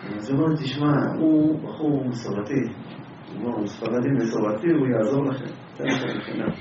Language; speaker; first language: Hebrew; native; Hebrew